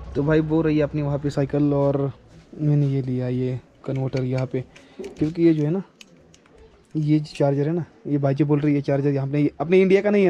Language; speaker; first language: Hindi; non-native, local second language; Marathi